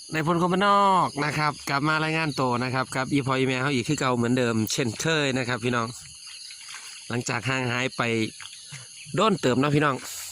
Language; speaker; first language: Thai; native; Thai